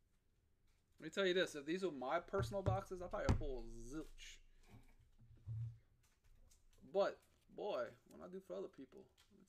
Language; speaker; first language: English; native; English